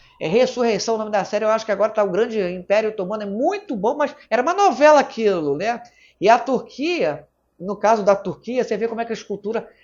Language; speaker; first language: Portuguese; native; Portuguese